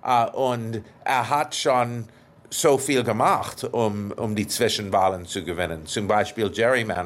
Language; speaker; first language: German; non-native, fluent; English